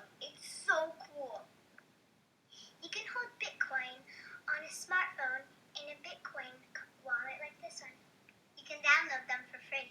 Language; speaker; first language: English; native; English